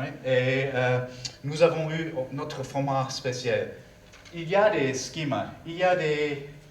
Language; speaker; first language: French; non-native, learner; German